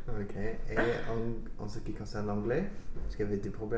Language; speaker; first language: French; non-native, fluent; English